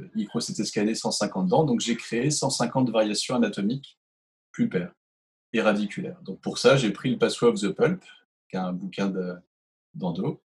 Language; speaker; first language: French; native; French